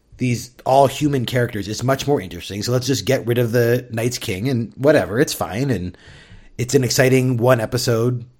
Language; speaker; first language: English; native; English